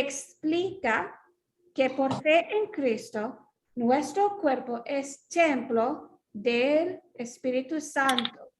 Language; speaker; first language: Spanish; non-native, fluent; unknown